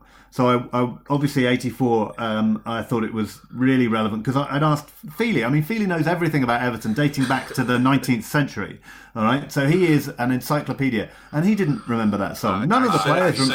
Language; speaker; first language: English; native; English